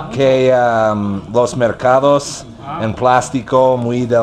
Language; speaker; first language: Spanish; non-native, learner; English